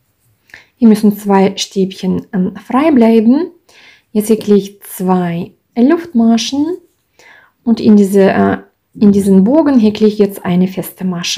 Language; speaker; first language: German; non-native, fluent; Russian